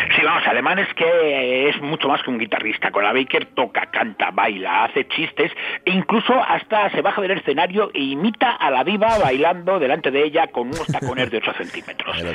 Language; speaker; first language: Spanish; native; Spanish